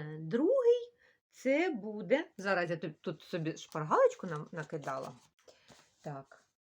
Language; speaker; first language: Ukrainian; non-native, local second language; Russian